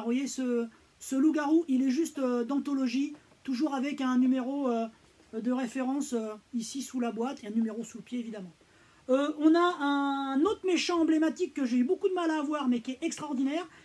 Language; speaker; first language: French; native; French